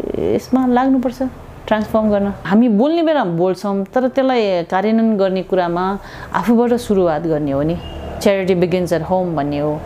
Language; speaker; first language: Nepali; non-native, local second language; Tibetan